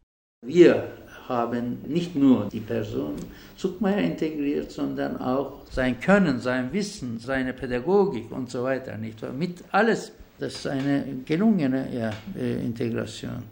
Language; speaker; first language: German; non-native, fluent; Turkish